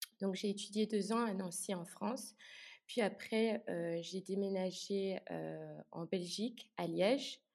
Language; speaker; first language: French; native; French